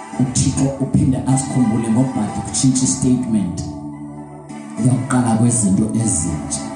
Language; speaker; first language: Zulu; non-native, local second language; Xhosa